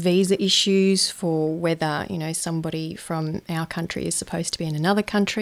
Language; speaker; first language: English; native; English